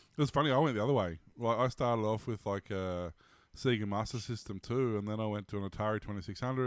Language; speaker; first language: English; native; English